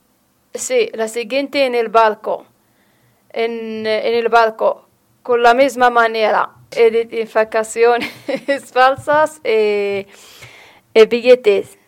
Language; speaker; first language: Spanish; non-native, learner; Arabic